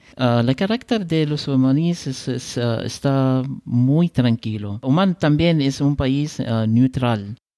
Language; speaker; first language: Spanish; non-native, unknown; Arabic